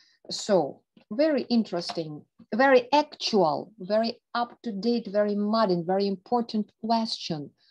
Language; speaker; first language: English; non-native, fluent; Ukrainian